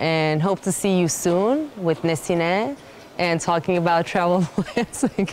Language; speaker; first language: English; non-native, fluent; Turkish